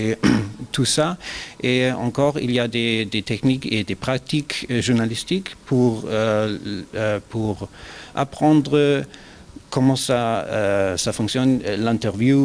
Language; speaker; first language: French; non-native, learner; German